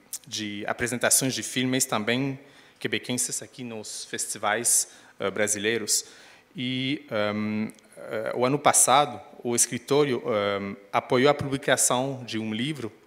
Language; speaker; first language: Portuguese; non-native, fluent; French